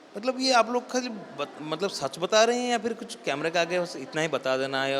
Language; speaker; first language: Hindi; non-native, local second language; Odia